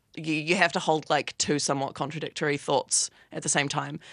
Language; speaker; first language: English; native; English